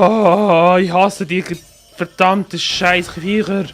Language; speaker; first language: German; native; German